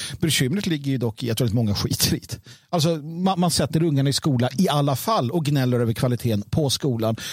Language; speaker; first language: Swedish; native; Swedish